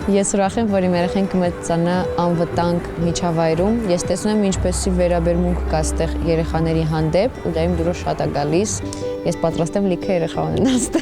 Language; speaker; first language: Armenian; early bilingual, heritage; Armenian